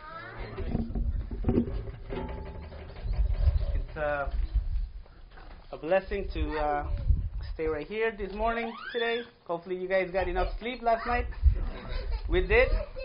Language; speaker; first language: English; non-native, fluent; Spanish